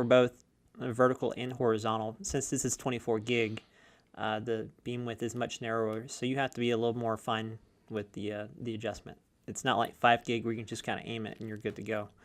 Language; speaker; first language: English; native; English